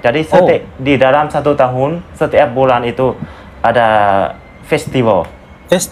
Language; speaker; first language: Indonesian; non-native, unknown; Lao